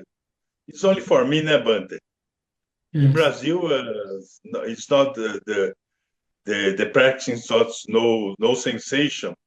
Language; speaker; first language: English; non-native, learner; Portuguese